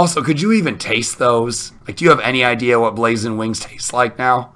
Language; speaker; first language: English; native; English